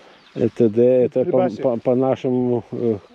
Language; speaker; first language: Russian; non-native, fluent; Lithuanian